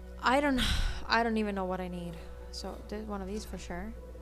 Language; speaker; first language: English; early bilingual, other home language; Italian